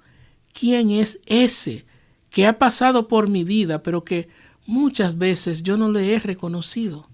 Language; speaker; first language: Spanish; native; Spanish